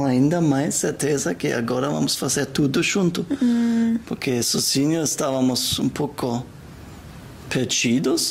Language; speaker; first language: Portuguese; non-native, learner; German